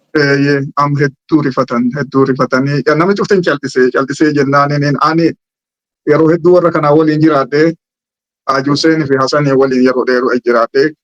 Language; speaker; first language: Oromo; native; Oromo